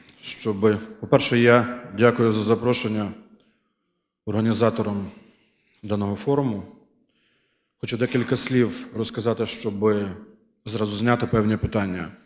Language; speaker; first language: Ukrainian; native; Ukrainian